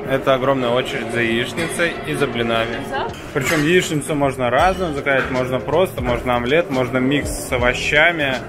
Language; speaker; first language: Russian; native; Russian